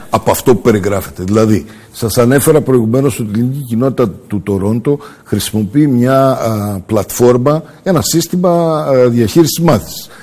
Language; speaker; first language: Greek; early bilingual, heritage; Greek